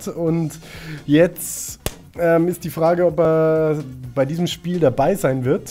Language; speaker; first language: German; native; German